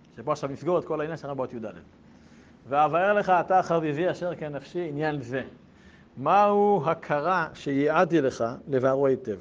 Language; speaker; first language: Hebrew; native; Hebrew